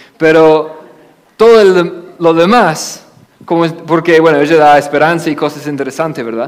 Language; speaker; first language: Spanish; non-native, fluent; English